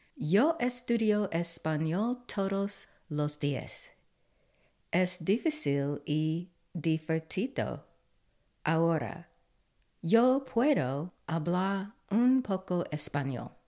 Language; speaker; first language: Spanish; non-native, learner; English